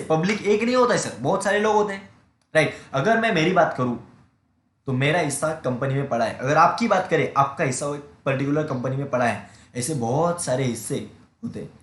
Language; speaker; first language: Hindi; non-native, local second language; Marathi